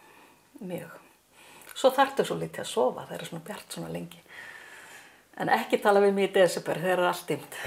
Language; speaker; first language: Icelandic; native; Icelandic